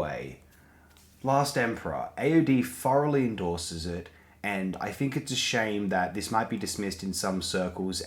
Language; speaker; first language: English; native; English